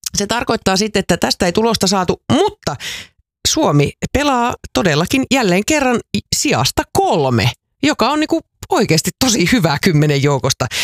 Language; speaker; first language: Finnish; native; Finnish